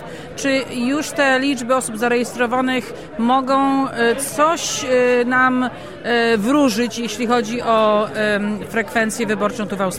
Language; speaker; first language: Polish; native; Polish